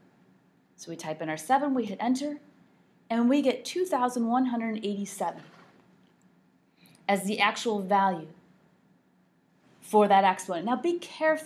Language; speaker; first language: English; native; English